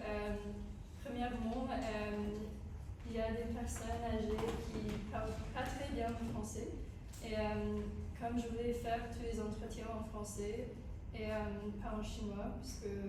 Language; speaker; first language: French; non-native, fluent; English